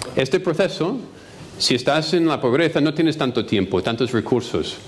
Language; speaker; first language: Spanish; non-native, fluent; English